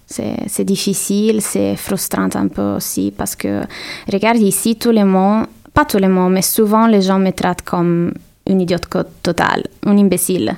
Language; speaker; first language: French; non-native, learner; Italian